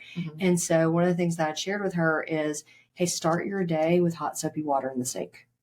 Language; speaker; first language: English; native; English